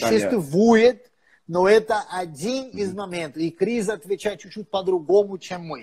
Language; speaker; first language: Russian; non-native, fluent; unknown